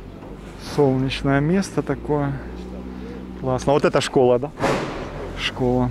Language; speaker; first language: Russian; native; Russian